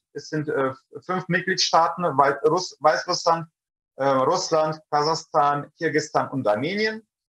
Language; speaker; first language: German; early bilingual, other home language; Russian